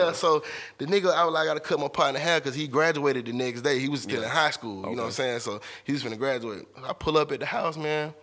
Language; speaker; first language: English; native; English